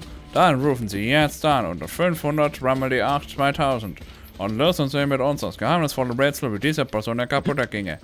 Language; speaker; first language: German; native; German